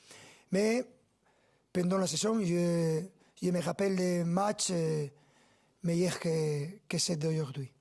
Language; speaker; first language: French; non-native, fluent; Spanish